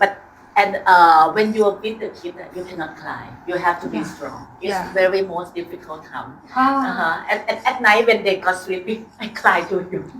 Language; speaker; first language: English; non-native, fluent; Thai